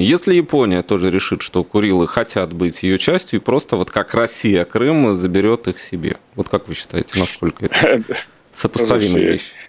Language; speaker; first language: Russian; native; Russian